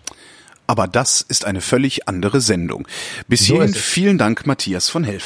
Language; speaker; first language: German; native; German